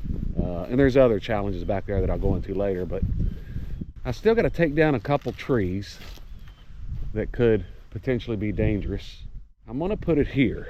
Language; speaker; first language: English; native; English